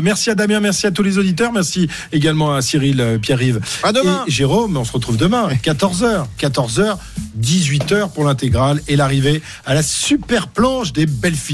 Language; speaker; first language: French; native; French